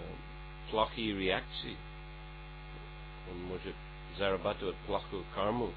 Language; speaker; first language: Russian; non-native, fluent; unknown